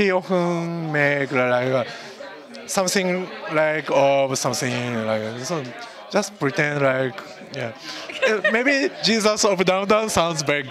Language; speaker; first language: English; non-native, learner; Japanese